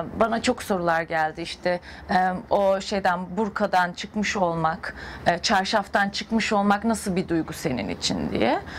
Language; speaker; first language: Turkish; native; Turkish